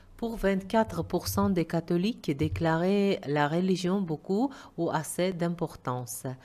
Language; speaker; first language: French; non-native, fluent; Uzbek